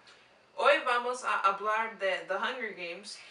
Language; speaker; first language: Spanish; non-native, learner; English